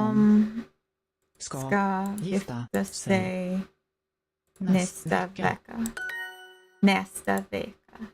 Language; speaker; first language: Swedish; non-native, learner; English